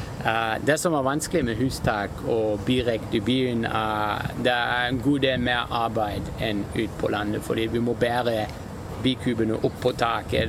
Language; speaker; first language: Norwegian; non-native, fluent; German